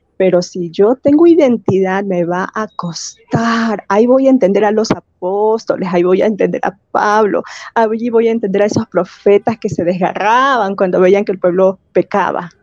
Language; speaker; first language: Spanish; native; Spanish